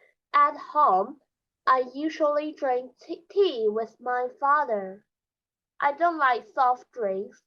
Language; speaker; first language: English; non-native, learner; Chinese